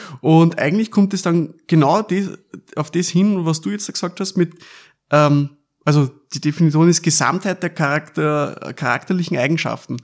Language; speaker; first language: German; native; German